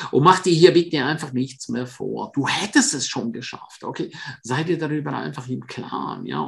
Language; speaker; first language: German; non-native, fluent; Romansh